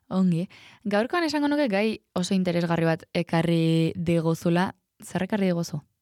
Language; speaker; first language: Basque; native; Basque